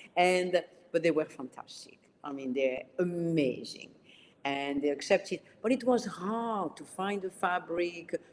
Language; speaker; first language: English; early bilingual, other home language; Arabic